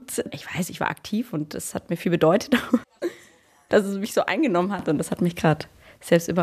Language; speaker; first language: German; native; German